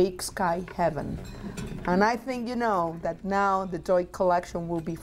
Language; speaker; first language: English; non-native, fluent; Spanish